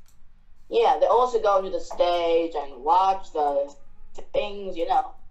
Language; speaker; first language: English; non-native, fluent; Chinese